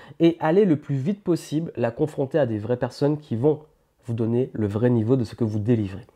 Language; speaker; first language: French; native; French